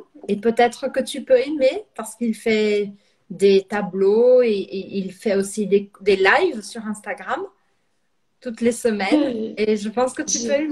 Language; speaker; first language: French; non-native, fluent; Portuguese